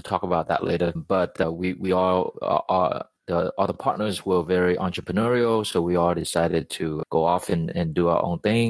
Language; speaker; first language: English; native; English